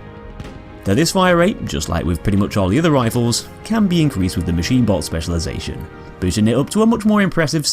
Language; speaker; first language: English; native; English